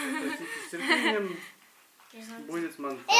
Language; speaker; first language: Russian; native; Russian